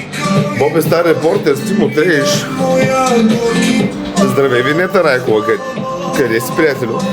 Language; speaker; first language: Bulgarian; native; Bulgarian